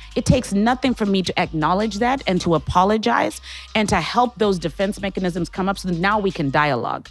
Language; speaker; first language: English; non-native, local second language; Shona